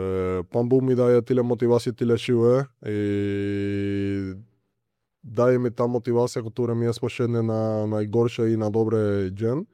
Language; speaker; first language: Polish; non-native, learner; Spanish